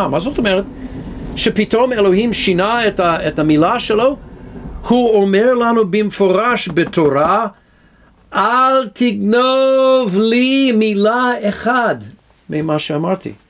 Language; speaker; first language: Hebrew; non-native, fluent; English